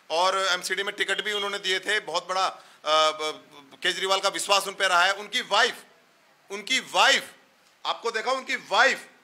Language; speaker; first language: Hindi; native; Hindi